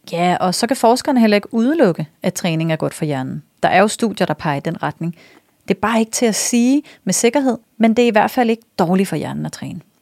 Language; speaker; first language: Danish; native; Danish